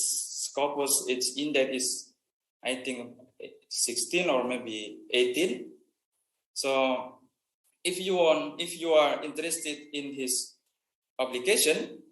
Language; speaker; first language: English; non-native, fluent; Indonesian